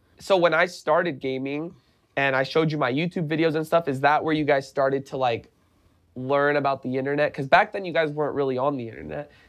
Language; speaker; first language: English; native; English